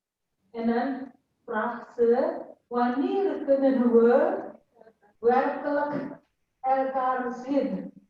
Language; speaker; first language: Dutch; non-native, fluent; Indonesian